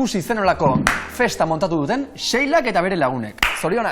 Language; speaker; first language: Basque; native; Basque